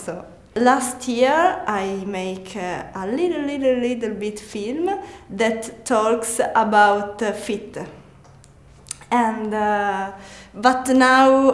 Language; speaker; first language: English; non-native, learner; Italian